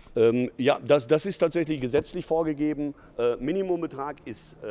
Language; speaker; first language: German; native; German